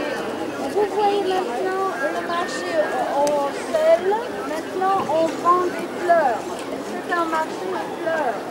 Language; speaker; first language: French; non-native, learner; Polish